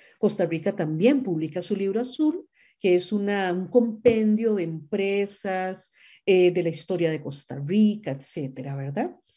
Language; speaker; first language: Spanish; native; Spanish